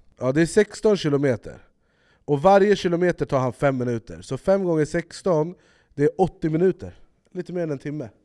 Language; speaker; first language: Swedish; native; Swedish